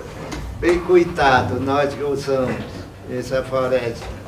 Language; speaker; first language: Portuguese; non-native, local second language; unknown